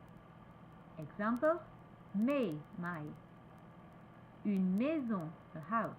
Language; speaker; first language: French; native; French